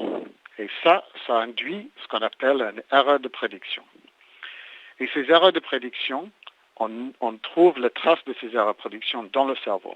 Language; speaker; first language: French; native; French